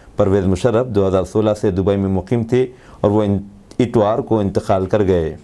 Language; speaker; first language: Urdu; native; Urdu